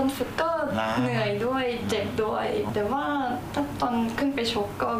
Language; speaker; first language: Thai; early bilingual, heritage; Japanese